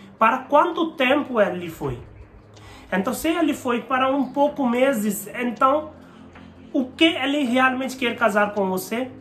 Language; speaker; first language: Portuguese; non-native, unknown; Hindi